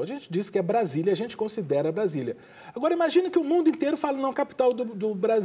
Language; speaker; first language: Portuguese; native; Portuguese